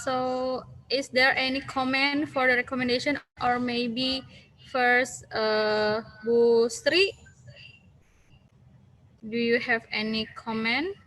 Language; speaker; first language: English; non-native, local second language; Indonesian